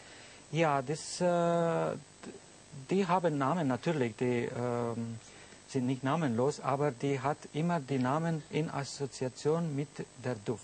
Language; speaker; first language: German; non-native, fluent; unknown